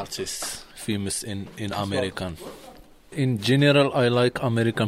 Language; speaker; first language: English; non-native, learner; Arabic